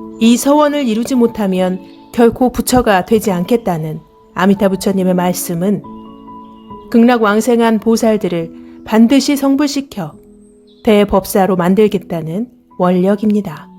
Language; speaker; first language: Korean; native; Korean